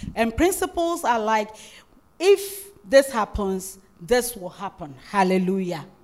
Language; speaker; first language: English; non-native, local second language; Akan